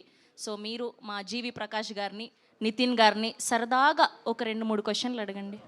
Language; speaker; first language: Telugu; native; Telugu